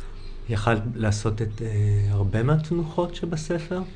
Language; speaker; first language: Hebrew; native; Hebrew